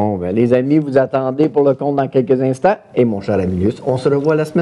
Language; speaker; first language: French; native; French